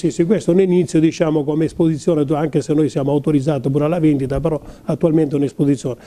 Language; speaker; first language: Italian; native; Italian